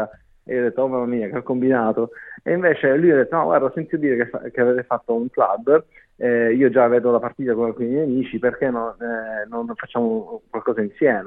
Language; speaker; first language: Italian; native; Italian